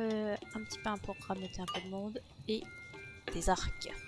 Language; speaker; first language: French; native; French